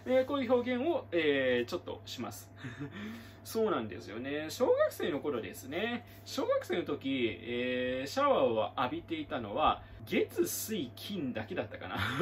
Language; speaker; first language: Japanese; native; Japanese